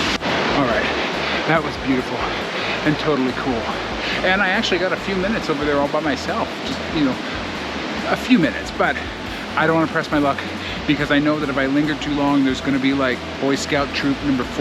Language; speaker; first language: English; native; English